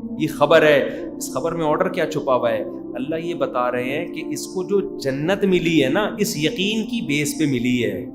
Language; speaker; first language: Urdu; native; Urdu